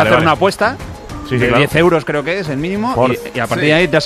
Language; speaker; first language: Spanish; native; Spanish